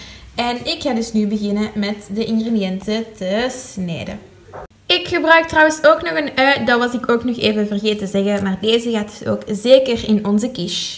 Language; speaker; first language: Dutch; native; Dutch